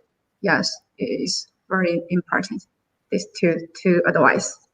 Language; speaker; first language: English; non-native, learner; Chinese